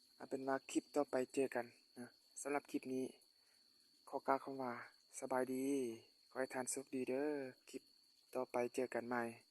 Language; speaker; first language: Lao; non-native, local second language; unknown